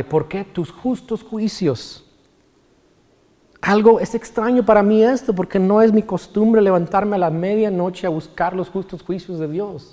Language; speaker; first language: Spanish; native; Spanish